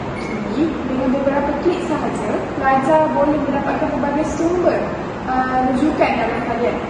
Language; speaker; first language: Malay; native; Malay